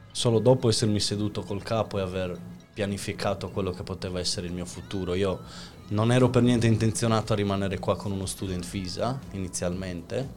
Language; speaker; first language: Italian; native; Italian